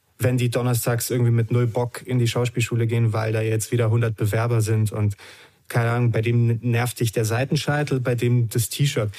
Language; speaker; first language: German; early bilingual, other home language; Romanian